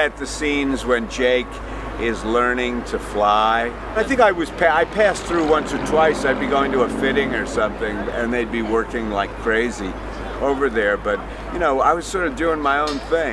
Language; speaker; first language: English; native; English